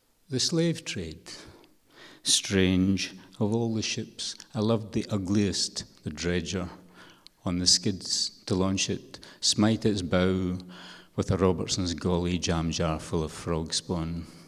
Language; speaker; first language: English; native; English